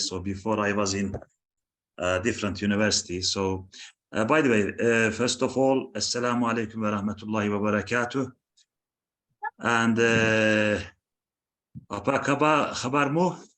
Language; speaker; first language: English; non-native, fluent; Turkish